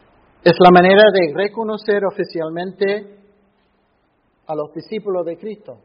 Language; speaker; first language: Spanish; non-native, fluent; English